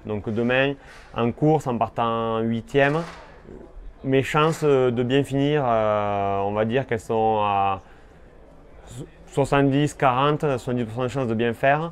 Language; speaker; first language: French; native; French